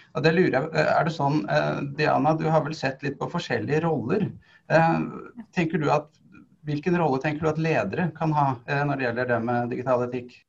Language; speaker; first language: Norwegian; native; Norwegian